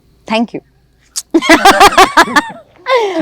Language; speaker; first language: Telugu; non-native, learner; Gujarati